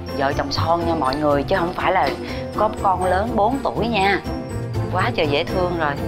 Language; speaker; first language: Vietnamese; native; Vietnamese